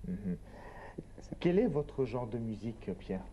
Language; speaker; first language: French; native; French